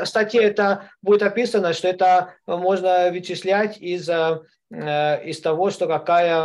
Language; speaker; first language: Russian; non-native, learner; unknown